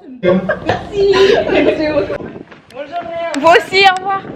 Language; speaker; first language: French; native; French